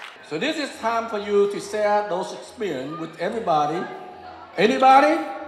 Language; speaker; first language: English; non-native, fluent; Vietnamese